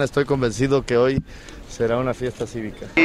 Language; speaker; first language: Spanish; native; Spanish